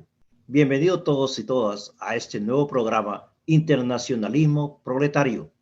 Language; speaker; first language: Spanish; native; Spanish